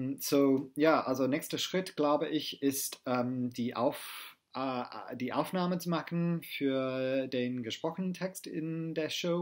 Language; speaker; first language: German; non-native, fluent; English